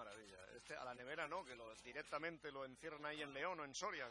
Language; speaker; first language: Spanish; native; Spanish